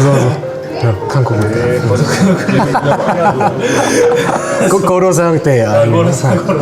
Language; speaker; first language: Japanese; non-native, learner; Korean